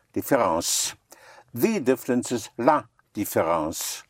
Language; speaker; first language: French; non-native, fluent; English